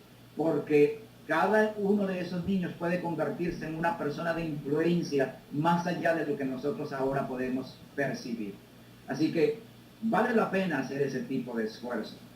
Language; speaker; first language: Spanish; native; Spanish